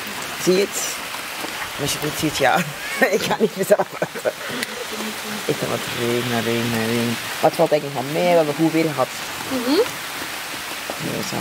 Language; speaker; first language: Dutch; native; Dutch